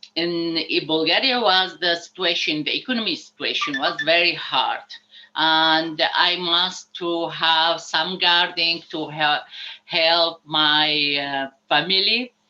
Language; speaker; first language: English; non-native, learner; Arabic